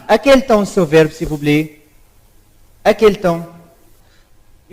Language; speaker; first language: French; non-native, fluent; Arabic